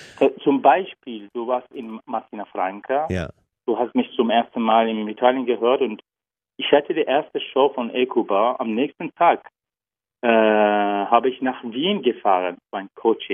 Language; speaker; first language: German; non-native, learner; Turkish